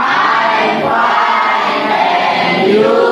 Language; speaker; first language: English; non-native, learner; Indonesian